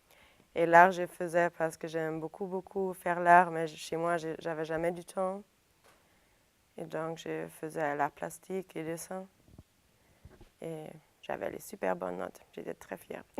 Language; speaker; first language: French; non-native, fluent; German